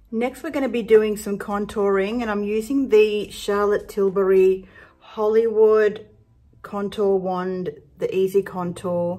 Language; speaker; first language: English; native; English